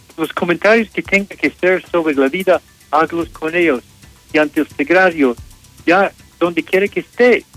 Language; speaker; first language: Spanish; non-native, fluent; English